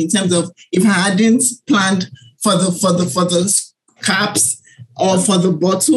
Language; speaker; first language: English; non-native, local second language; Yoruba